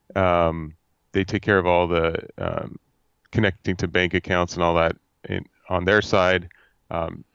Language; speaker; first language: English; native; English